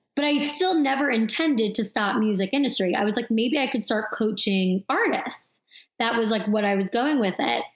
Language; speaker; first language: English; native; English